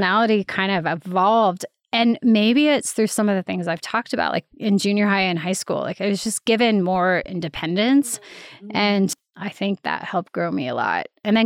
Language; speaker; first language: English; native; English